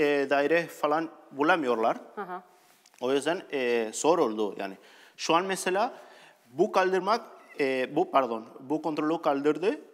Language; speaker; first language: Turkish; non-native, learner; Spanish